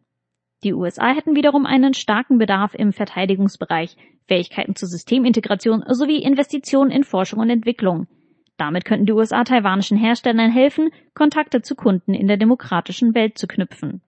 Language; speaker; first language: German; native; German